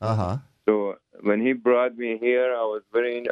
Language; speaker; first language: English; early bilingual, other home language; Persian